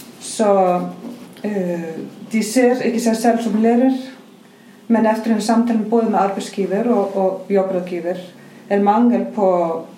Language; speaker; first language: Swedish; non-native, fluent; Icelandic